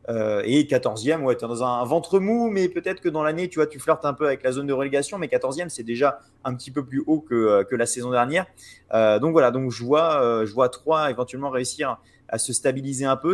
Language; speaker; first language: French; native; French